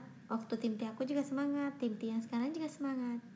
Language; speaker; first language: Indonesian; non-native, fluent; Japanese